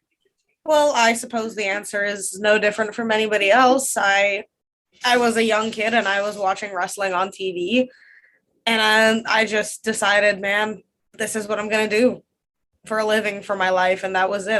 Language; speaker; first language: English; non-native, fluent; Russian